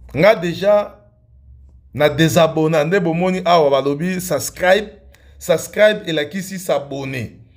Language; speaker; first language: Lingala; native; Lingala